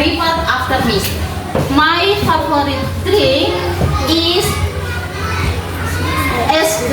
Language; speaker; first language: English; non-native, learner; Indonesian